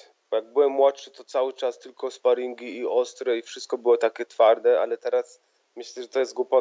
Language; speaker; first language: Polish; early bilingual, heritage; Polish